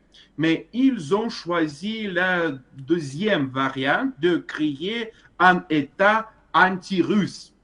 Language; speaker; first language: French; non-native, fluent; Russian